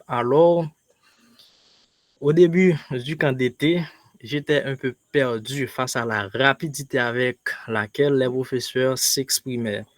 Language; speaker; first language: French; non-native, local second language; Haitian Creole